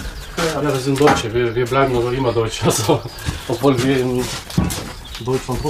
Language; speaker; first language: German; non-native, fluent; Russian